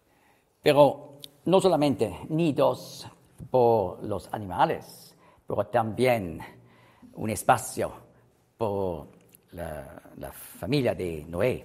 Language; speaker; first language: Spanish; non-native, learner; German